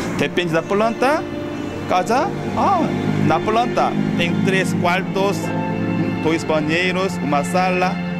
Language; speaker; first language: Portuguese; non-native, fluent; Korean